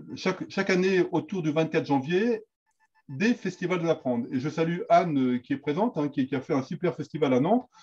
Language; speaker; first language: French; native; French